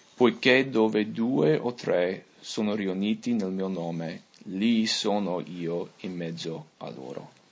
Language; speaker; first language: Italian; non-native, fluent; English